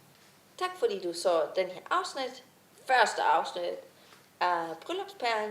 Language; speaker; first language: Danish; non-native, fluent; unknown